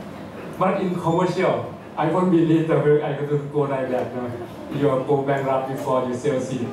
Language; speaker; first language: English; non-native, fluent; Thai